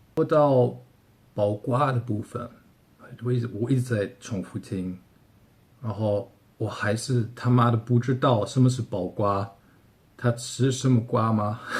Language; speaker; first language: Chinese; non-native, fluent; German